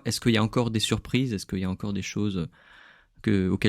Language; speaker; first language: French; native; French